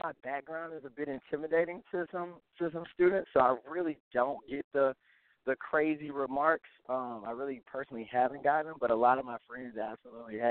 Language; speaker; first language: English; native; English